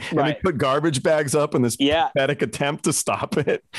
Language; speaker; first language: English; native; English